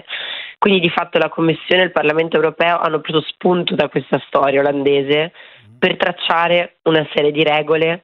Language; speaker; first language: Italian; native; Italian